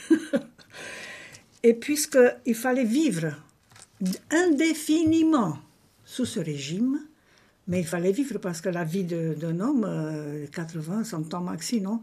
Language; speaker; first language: French; non-native, fluent; Romanian